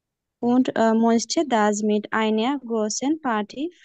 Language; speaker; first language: German; non-native, learner; Bangla